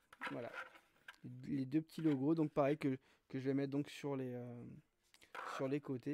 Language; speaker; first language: French; native; French